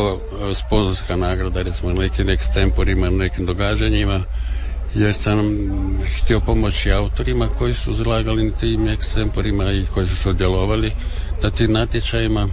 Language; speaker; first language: Serbian; native; Serbian